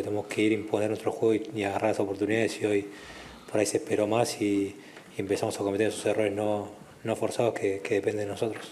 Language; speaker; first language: Spanish; native; Spanish